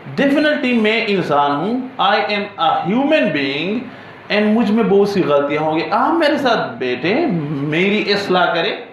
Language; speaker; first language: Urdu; non-native, local second language; Pashto